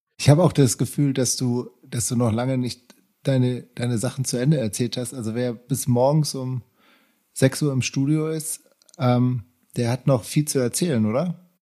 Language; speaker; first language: German; native; German